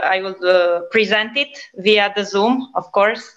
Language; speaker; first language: English; non-native, fluent; Romanian